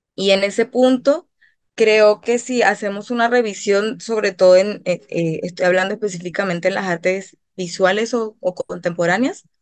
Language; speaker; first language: Spanish; native; Spanish